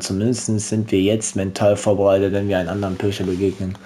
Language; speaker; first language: German; native; German